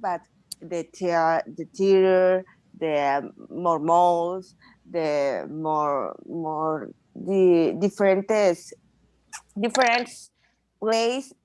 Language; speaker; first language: English; non-native, learner; Spanish